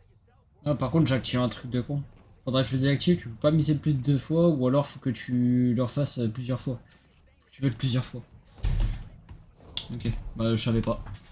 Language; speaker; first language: French; native; French